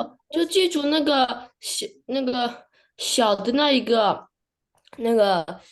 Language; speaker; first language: Chinese; early bilingual, other home language; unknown